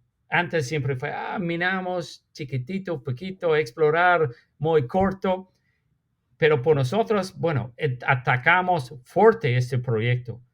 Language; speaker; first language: Spanish; non-native, fluent; English